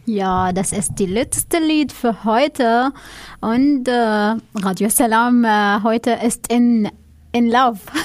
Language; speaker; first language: German; non-native, learner; Arabic